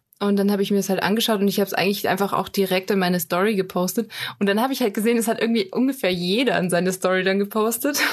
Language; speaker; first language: German; native; German